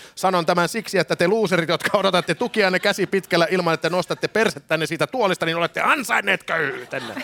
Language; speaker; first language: Finnish; native; Finnish